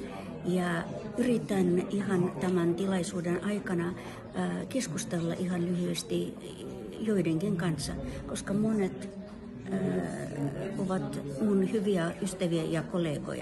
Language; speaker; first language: Finnish; non-native, fluent; Russian